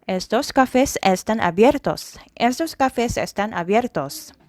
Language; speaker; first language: Spanish; non-native, learner; Korean